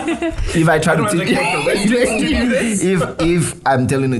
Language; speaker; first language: English; non-native, local second language; Yoruba